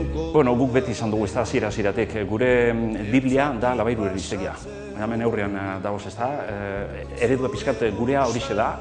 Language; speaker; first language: Basque; native; Basque